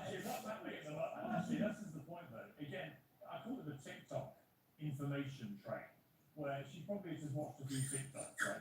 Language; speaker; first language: English; native; English